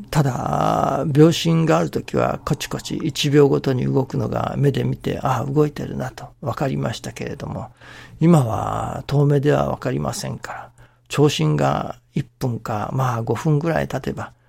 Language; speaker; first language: Japanese; native; Japanese